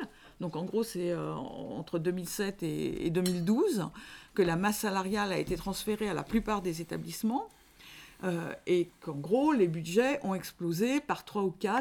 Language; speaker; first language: French; native; French